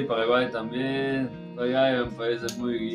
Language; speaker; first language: Spanish; non-native, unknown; Italian